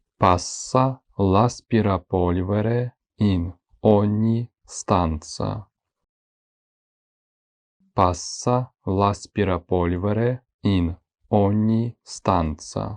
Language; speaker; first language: Italian; non-native, fluent; Ukrainian